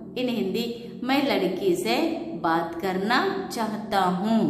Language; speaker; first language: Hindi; non-native, local second language; Telugu